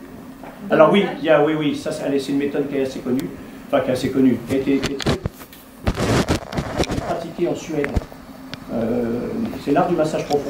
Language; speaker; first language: French; native; French